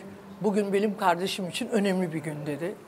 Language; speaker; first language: Turkish; native; Turkish